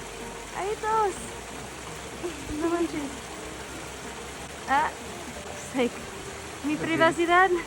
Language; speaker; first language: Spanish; non-native, fluent; English